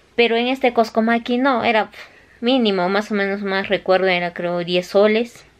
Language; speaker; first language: Spanish; native; Spanish